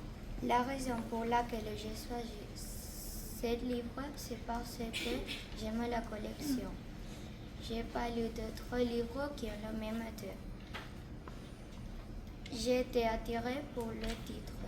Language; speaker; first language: French; non-native, learner; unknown